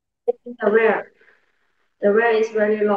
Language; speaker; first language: English; non-native, learner; Chinese